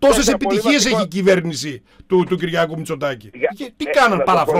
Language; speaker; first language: Greek; native; Greek